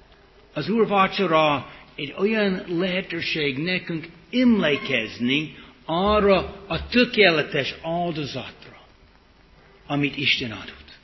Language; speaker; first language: Hungarian; non-native, fluent; English